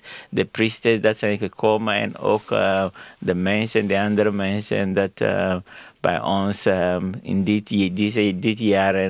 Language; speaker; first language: Dutch; non-native, learner; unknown